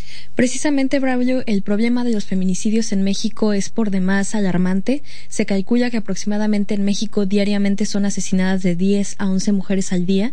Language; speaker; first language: Spanish; native; Spanish